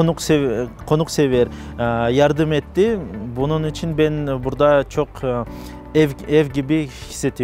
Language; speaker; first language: Turkish; non-native, learner; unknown